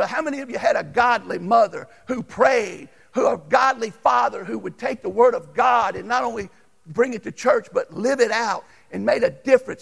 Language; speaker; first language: English; native; English